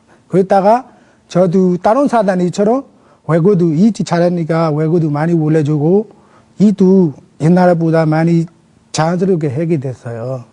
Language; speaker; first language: Korean; non-native, fluent; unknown